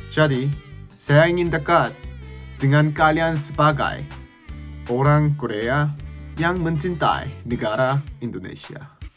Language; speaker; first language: Indonesian; non-native, learner; Korean